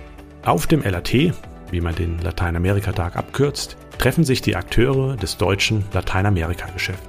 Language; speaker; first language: German; native; German